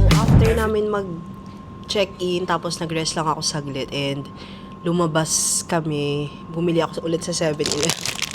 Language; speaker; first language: Filipino; native; Filipino